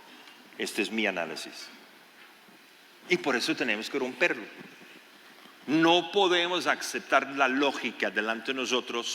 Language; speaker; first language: Spanish; non-native, fluent; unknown